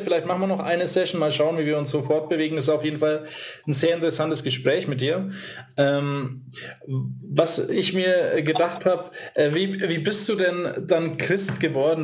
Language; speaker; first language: German; native; German